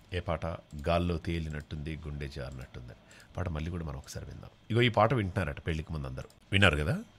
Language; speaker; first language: Telugu; native; Telugu